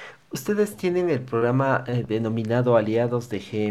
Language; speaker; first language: Spanish; native; Spanish